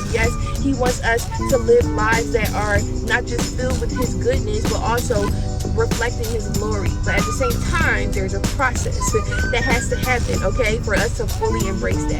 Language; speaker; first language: English; native; English